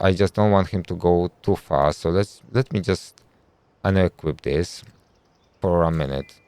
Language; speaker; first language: English; non-native, fluent; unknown